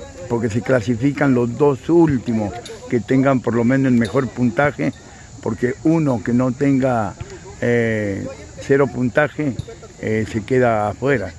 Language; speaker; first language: Spanish; native; Spanish